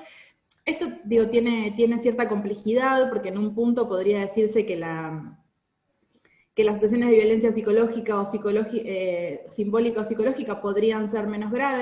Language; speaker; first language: Spanish; native; Spanish